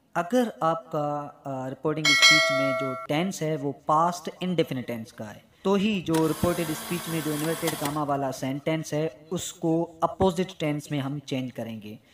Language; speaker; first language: Urdu; non-native, local second language; Sindhi